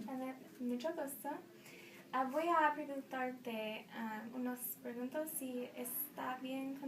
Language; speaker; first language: Spanish; non-native, fluent; English